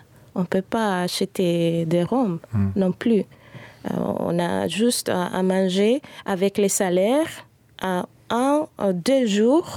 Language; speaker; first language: French; non-native, fluent; Spanish